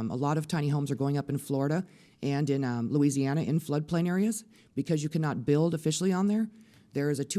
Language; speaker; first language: English; native; English